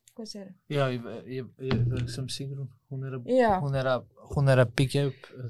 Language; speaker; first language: Icelandic; non-native, learner; French